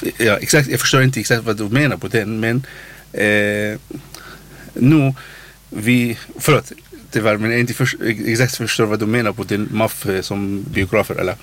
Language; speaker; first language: Swedish; non-native, learner; Arabic